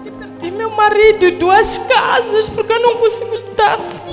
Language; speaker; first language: Portuguese; non-native, local second language; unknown